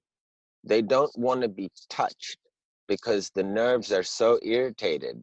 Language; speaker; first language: English; early bilingual, heritage; English